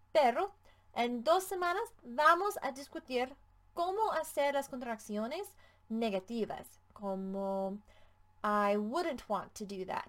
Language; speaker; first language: Spanish; non-native, fluent; English